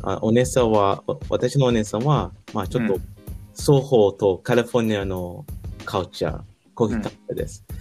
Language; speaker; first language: Japanese; non-native, learner; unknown